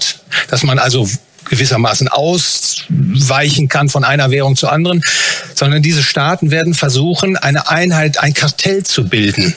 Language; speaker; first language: German; native; German